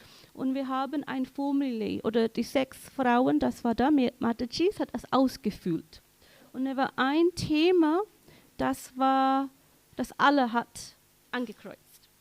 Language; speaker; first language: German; non-native, learner; English